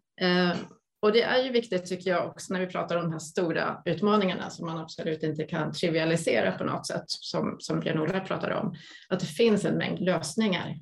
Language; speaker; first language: Swedish; native; Swedish